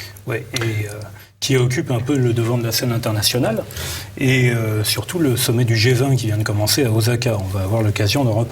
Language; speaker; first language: French; native; French